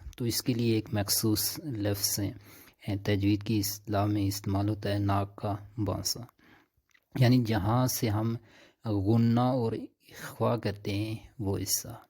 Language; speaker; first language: Urdu; native; Urdu